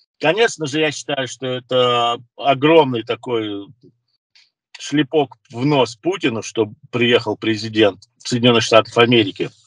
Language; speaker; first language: Russian; early bilingual, other home language; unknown